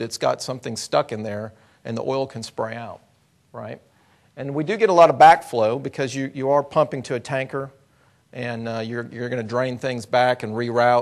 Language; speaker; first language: English; native; English